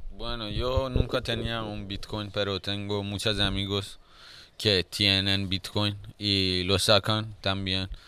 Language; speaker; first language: Spanish; non-native, fluent; Persian